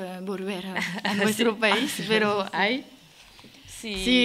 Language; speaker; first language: Spanish; non-native, learner; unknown